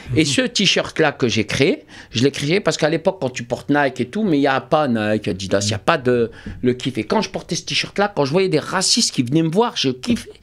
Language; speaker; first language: French; native; French